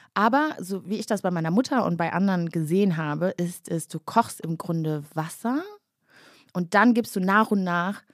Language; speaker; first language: German; early bilingual, other home language; Kinyarwanda